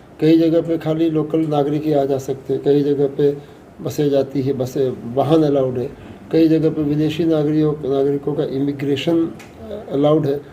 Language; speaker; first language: Hindi; native; Hindi